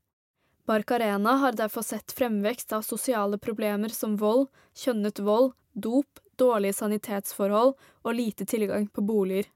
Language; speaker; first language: Norwegian; native; Norwegian